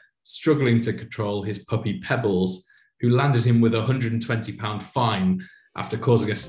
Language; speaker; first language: English; native; English